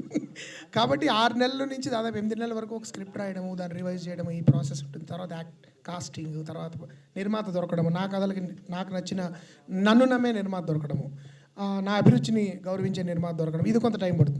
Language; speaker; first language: Telugu; native; Telugu